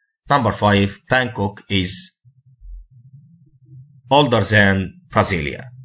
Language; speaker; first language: English; non-native, fluent; Arabic